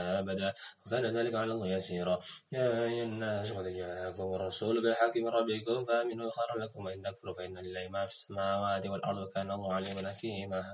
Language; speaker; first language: Arabic; non-native, learner; Indonesian